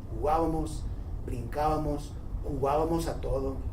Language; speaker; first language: Spanish; early bilingual, heritage; Spanish